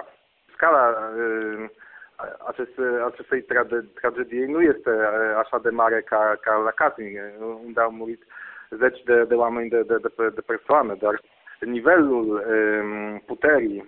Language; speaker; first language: Romanian; non-native, fluent; Polish